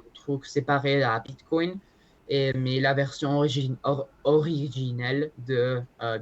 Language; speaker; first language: French; non-native, learner; Spanish